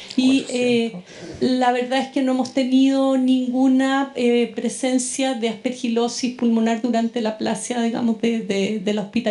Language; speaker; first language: Spanish; native; Spanish